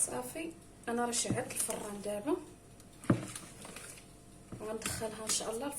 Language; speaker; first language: Arabic; native; Arabic